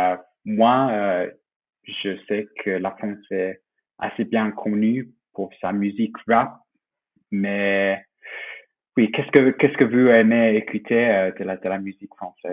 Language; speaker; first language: French; non-native, fluent; English